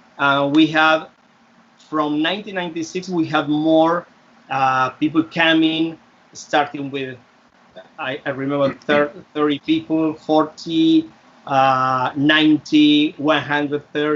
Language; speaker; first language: English; non-native, fluent; Spanish